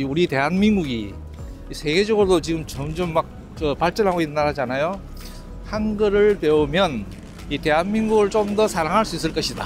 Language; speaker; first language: Korean; native; Korean